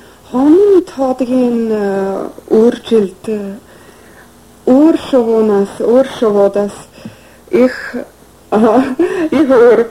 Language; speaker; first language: Mongolian; non-native, fluent; English